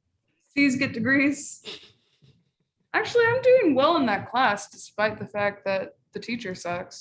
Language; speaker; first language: English; native; English